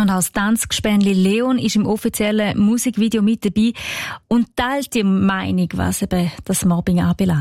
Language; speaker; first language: German; native; German